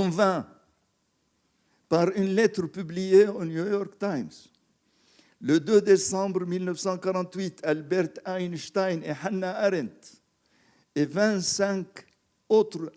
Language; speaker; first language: French; non-native, fluent; Arabic